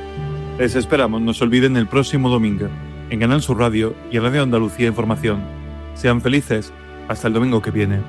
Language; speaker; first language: Spanish; native; Spanish